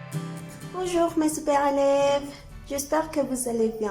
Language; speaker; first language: French; non-native, fluent; Spanish